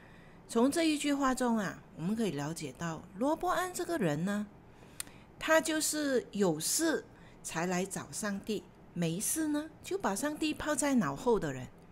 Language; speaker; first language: Chinese; native; Chinese